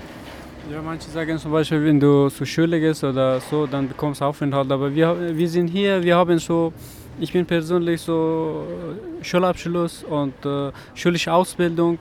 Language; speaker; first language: German; non-native, learner; Persian